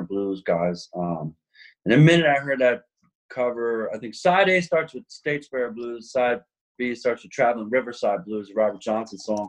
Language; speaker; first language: English; native; English